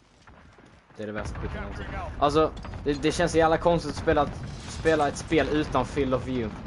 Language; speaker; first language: Swedish; native; Swedish